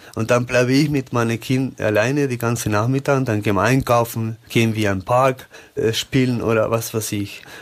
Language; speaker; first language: German; non-native, learner; Spanish